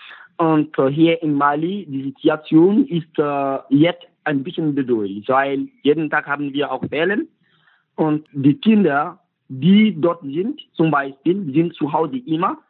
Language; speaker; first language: German; non-native, learner; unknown